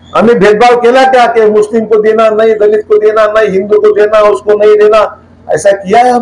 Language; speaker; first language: Hindi; non-native, local second language; Marathi